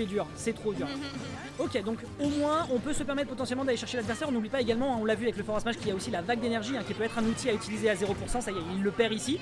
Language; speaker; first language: French; native; French